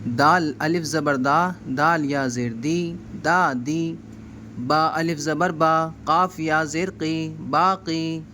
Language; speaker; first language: Urdu; native; Urdu